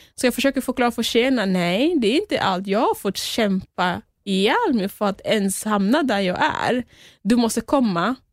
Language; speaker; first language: Swedish; early bilingual, other home language; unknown